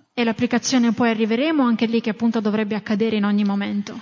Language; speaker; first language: Italian; native; Italian